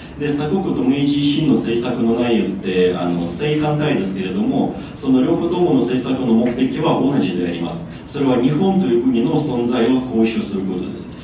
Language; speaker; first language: Japanese; non-native, fluent; Ukrainian